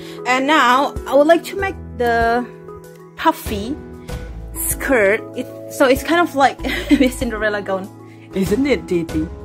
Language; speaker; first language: English; non-native, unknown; Indonesian